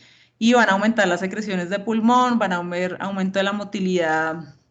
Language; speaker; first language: Spanish; native; Spanish